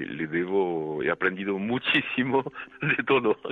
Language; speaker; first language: Spanish; non-native, fluent; French